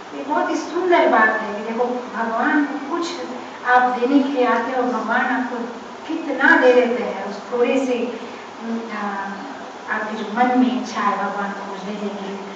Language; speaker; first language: Hindi; non-native, local second language; Telugu